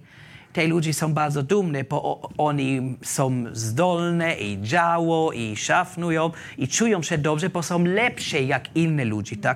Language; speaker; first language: Polish; non-native, learner; German